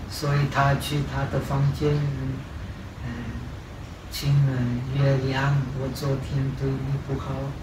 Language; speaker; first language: Chinese; non-native, fluent; Czech